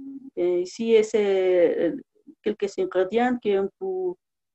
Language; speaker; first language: French; non-native, learner; Spanish